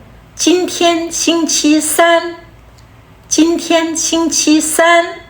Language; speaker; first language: Chinese; non-native, fluent; Kazakh